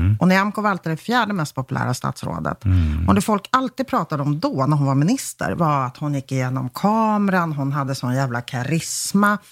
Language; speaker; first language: Swedish; early bilingual, other home language; Polish